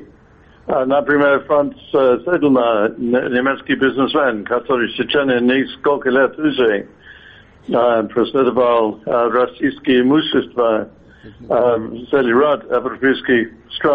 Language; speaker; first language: Russian; non-native, fluent; English